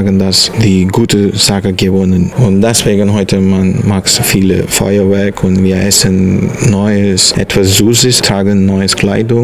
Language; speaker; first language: German; non-native, learner; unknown